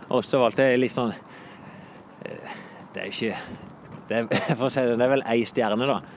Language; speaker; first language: Norwegian; native; Norwegian